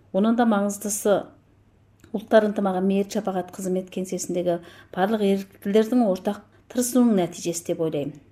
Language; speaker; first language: Kazakh; non-native, local second language; Tatar